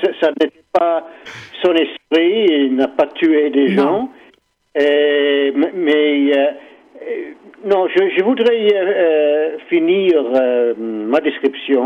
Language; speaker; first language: French; non-native, learner; English